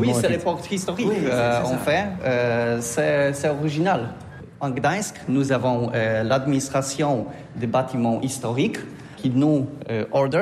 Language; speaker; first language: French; non-native, learner; Polish